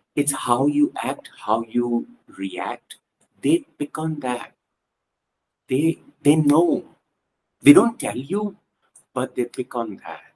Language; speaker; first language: English; non-native, local second language; Punjabi